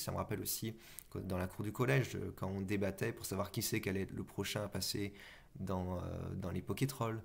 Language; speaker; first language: French; native; French